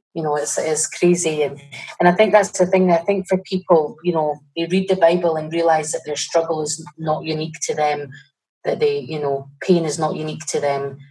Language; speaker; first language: English; native; English